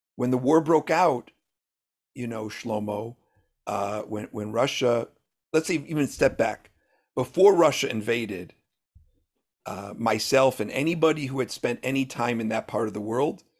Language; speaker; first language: English; native; English